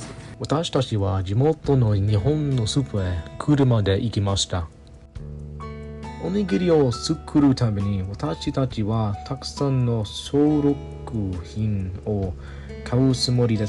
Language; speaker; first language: Japanese; non-native, learner; English